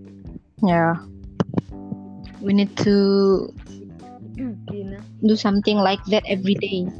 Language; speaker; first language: English; non-native, learner; Indonesian